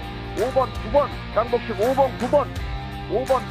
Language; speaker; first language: Korean; native; Korean